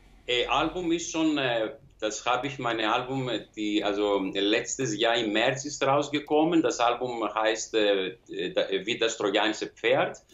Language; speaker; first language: German; non-native, learner; Greek